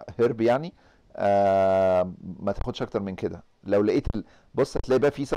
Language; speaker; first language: Arabic; native; Arabic